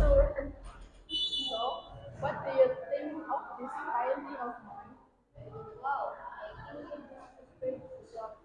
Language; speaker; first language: English; non-native, learner; Indonesian